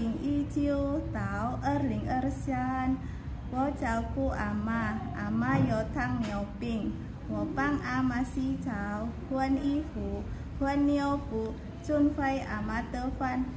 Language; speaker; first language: Chinese; non-native, learner; Indonesian